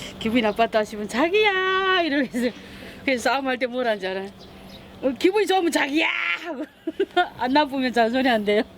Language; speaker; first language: Korean; native; Korean